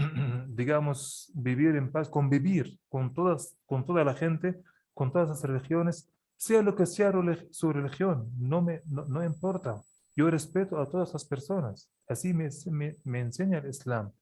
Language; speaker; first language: Spanish; non-native, fluent; Arabic